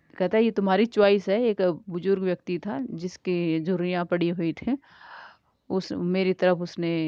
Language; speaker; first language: Hindi; native; Hindi